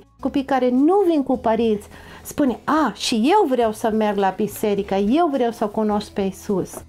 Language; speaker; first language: Romanian; non-native, learner; English